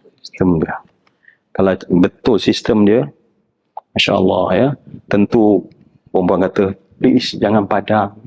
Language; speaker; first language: Malay; native; Malay